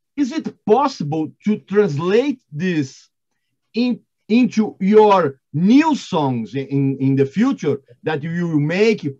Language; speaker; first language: English; non-native, fluent; Portuguese